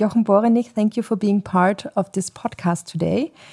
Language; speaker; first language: English; non-native, fluent; German